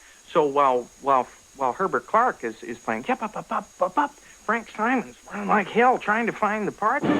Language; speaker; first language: English; native; English